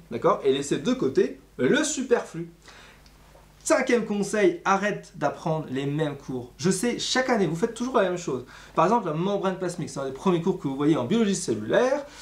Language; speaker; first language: French; native; French